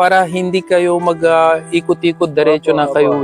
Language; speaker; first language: Filipino; non-native, learner; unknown